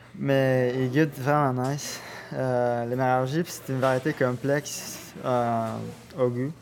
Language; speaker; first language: French; non-native, learner; Spanish